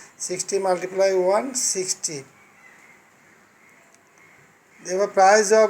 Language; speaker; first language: English; non-native, fluent; Bangla